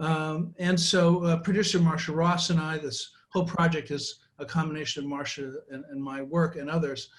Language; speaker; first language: English; native; English